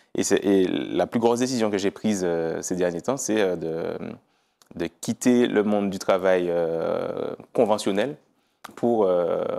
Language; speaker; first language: French; native; French